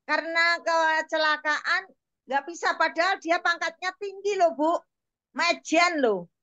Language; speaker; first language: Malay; non-native, local second language; Javanese